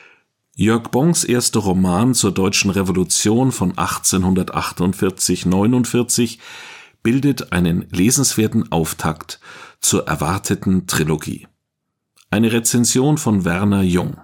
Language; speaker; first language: German; native; German